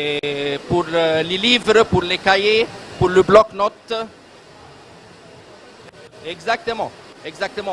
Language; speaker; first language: French; non-native, learner; Arabic